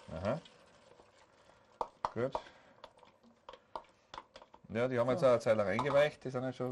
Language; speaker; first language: German; native; German